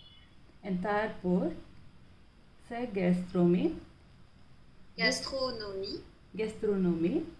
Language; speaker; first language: French; non-native, learner; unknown